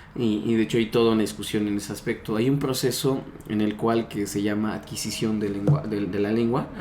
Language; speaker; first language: Spanish; non-native, local second language; Yucateco